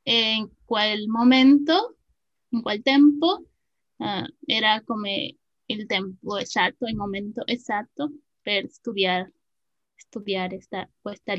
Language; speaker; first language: Italian; non-native, fluent; Spanish